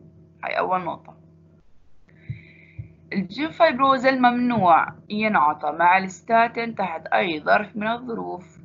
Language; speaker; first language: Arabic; native; Arabic